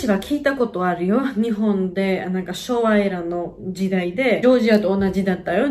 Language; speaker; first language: Japanese; non-native, fluent; Georgian